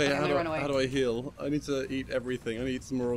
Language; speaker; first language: English; native; English